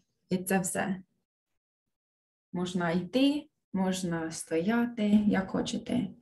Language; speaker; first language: Ukrainian; early bilingual, heritage; Ukrainian